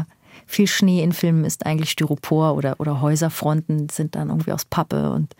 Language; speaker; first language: German; early bilingual, other home language; Persian